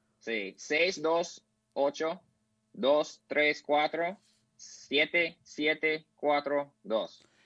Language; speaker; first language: Spanish; non-native, learner; English